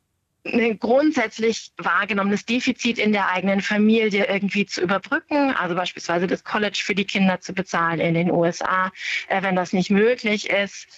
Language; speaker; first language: German; native; German